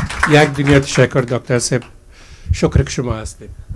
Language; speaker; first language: Persian; native; Persian